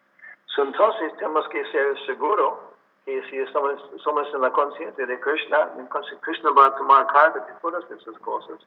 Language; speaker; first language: Spanish; non-native, learner; English